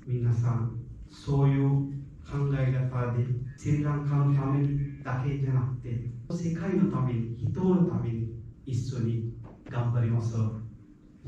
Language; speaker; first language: Japanese; non-native, learner; Sinhala